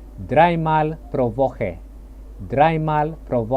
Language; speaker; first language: German; non-native, learner; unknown